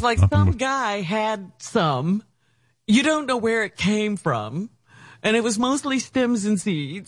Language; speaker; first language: English; native; English